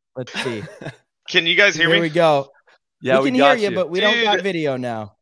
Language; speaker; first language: English; native; English